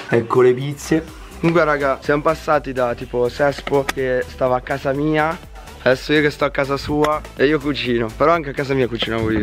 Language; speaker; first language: Italian; native; Italian